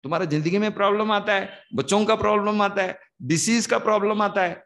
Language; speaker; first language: Hindi; non-native, local second language; Kannada